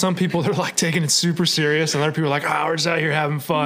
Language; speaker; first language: English; native; English